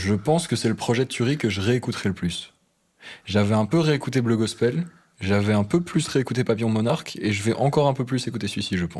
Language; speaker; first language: French; native; French